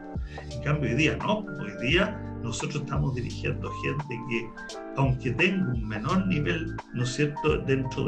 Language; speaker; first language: Spanish; native; Spanish